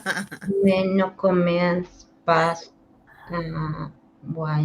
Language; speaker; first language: French; non-native, learner; Spanish